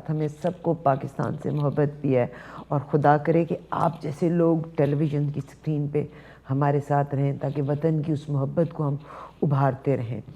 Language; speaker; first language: Urdu; native; Urdu